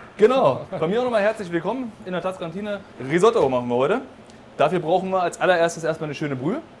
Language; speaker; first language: German; native; German